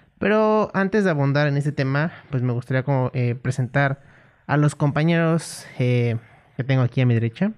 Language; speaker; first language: Spanish; native; Spanish